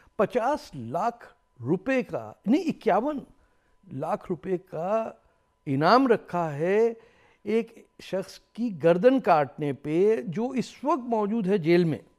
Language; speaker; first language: Urdu; native; Urdu